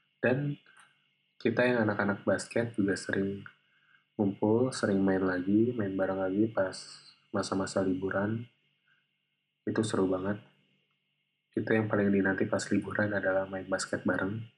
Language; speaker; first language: Indonesian; native; Indonesian